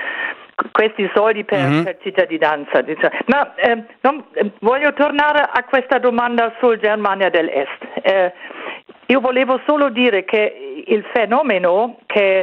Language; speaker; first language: Italian; non-native, fluent; German